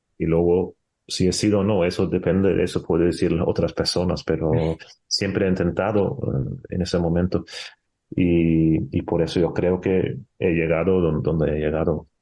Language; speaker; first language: Spanish; non-native, fluent; Swedish